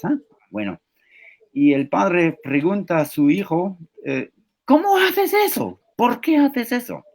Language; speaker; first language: Spanish; non-native, fluent; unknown